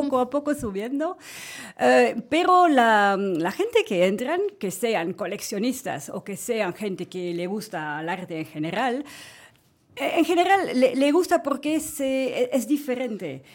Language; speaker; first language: Spanish; non-native, fluent; French